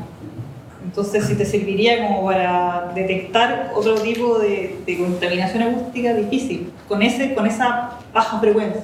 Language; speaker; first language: Spanish; native; Spanish